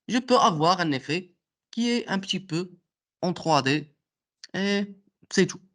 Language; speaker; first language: French; non-native, local second language; Arabic